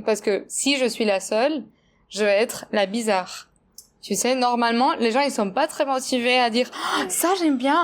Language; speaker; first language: French; non-native, fluent; Spanish